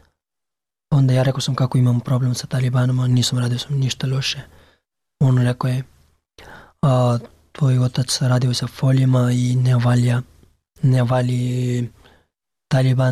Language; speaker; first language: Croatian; non-native, learner; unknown